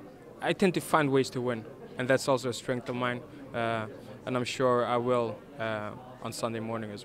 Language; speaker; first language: English; non-native, fluent; Swedish